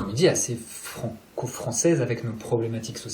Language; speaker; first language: French; native; French